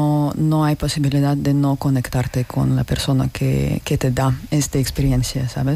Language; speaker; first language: Spanish; non-native, learner; Russian